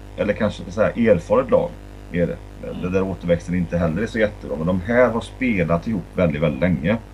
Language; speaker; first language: Swedish; native; Swedish